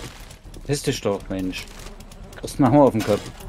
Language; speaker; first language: German; native; German